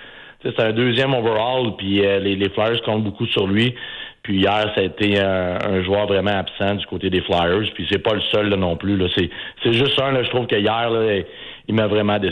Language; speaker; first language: French; native; French